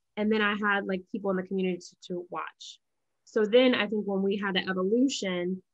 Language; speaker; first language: English; native; English